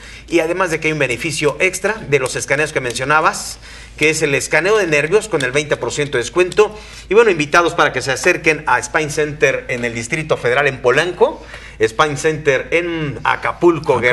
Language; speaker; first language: Spanish; native; Spanish